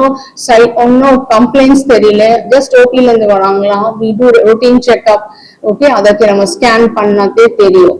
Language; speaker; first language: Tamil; non-native, local second language; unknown